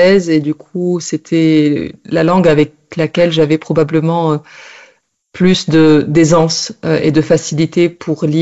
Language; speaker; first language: French; non-native, local second language; Arabic